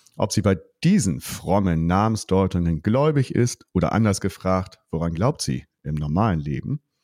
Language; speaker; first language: German; native; German